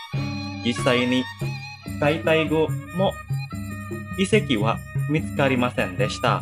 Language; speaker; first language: Japanese; non-native, fluent; Indonesian